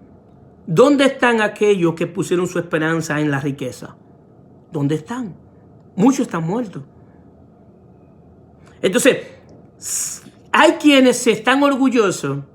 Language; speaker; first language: Spanish; native; Spanish